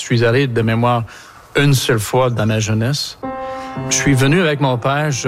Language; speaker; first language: French; non-native, local second language; English